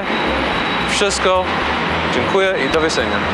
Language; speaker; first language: Polish; non-native, learner; English